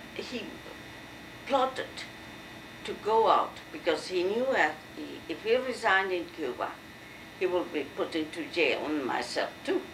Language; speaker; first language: English; non-native, fluent; French